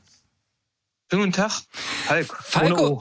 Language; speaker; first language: German; native; German